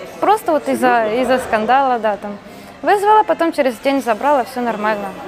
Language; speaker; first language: Russian; native; Russian